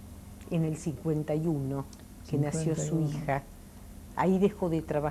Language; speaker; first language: Spanish; native; Spanish